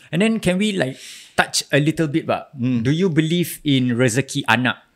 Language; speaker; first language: English; non-native, local second language; Malay